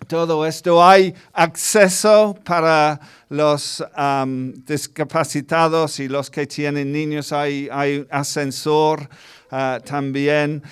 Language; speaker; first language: Spanish; non-native, fluent; English